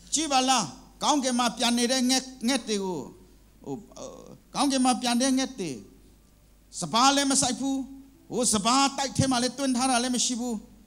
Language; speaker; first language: Burmese; non-native, local second language; Kachin